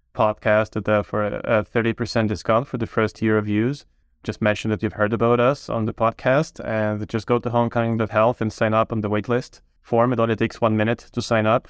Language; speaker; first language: English; non-native, fluent; Ukrainian